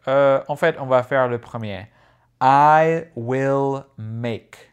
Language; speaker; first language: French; non-native, fluent; English